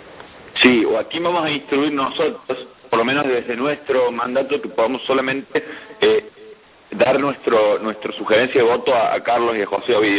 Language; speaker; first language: Spanish; native; Spanish